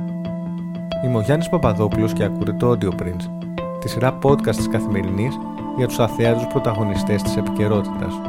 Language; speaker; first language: Greek; native; Greek